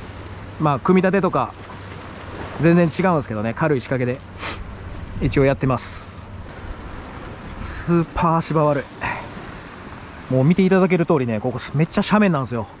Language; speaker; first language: Japanese; native; Japanese